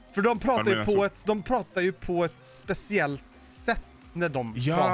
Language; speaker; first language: Swedish; native; Swedish